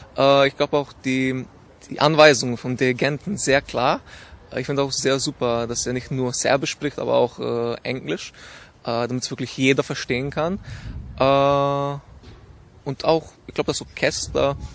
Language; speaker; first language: German; non-native, fluent; Slovenian